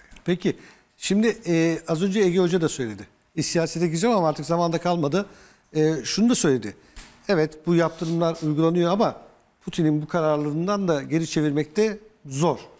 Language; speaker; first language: Turkish; native; Turkish